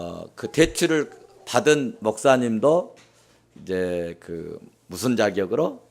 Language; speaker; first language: Korean; native; Korean